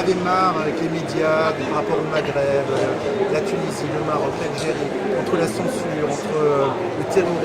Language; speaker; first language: French; native; French